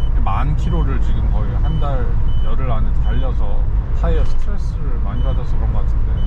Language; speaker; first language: Korean; native; Korean